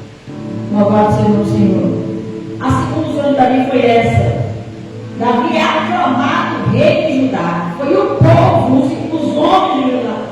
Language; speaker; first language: Portuguese; native; Portuguese